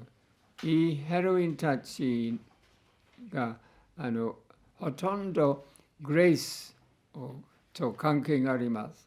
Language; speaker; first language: Japanese; non-native, fluent; English